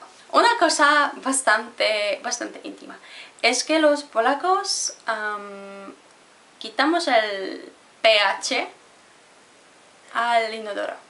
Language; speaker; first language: Spanish; non-native, fluent; Polish